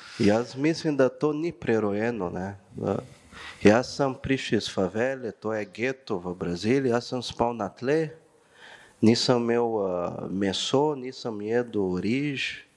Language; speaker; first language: Slovenian; non-native, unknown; Portuguese